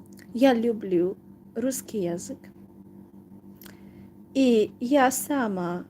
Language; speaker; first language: Russian; non-native, learner; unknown